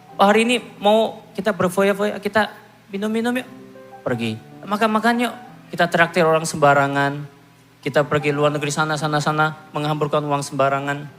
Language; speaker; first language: Indonesian; non-native, fluent; Korean